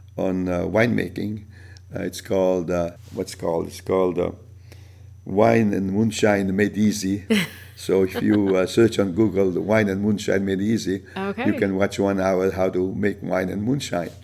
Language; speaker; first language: English; non-native, fluent; Italian